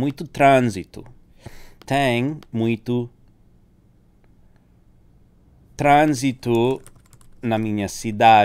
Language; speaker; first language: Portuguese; non-native, fluent; English